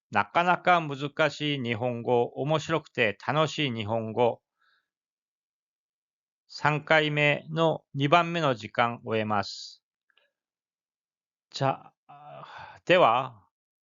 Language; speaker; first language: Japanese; non-native, fluent; Korean